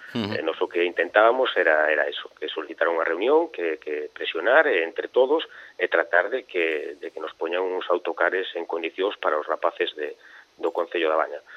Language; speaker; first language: Galician; native; Galician